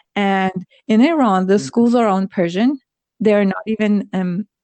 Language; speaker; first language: English; non-native, fluent; Persian